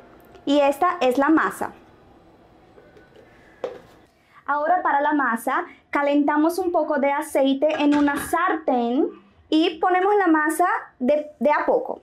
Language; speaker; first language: Spanish; non-native, fluent; Portuguese